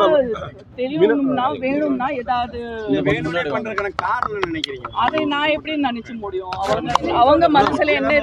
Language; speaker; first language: Tamil; non-native, local second language; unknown